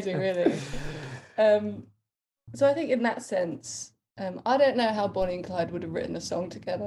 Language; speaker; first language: English; native; English